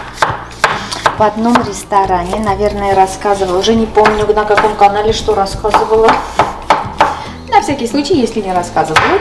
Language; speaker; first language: Russian; non-native, local second language; Armenian